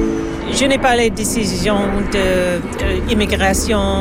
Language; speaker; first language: French; non-native, learner; English